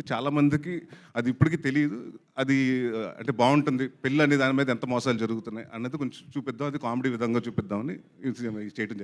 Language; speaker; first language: Telugu; native; Telugu